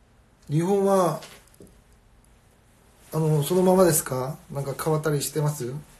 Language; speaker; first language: Japanese; non-native, fluent; Korean